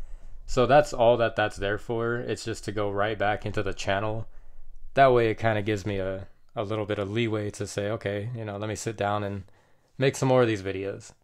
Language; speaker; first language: English; native; English